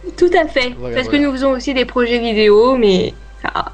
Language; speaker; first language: French; native; French